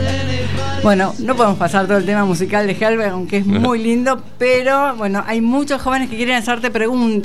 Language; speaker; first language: Spanish; native; Spanish